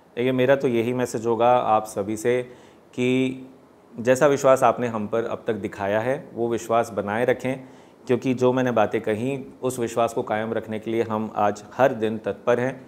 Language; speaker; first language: Hindi; native; Hindi